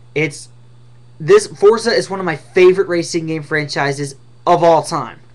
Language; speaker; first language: English; native; English